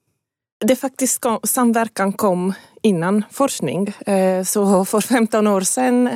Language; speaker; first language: Swedish; non-native, fluent; Italian